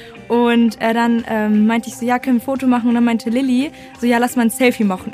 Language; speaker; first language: German; native; German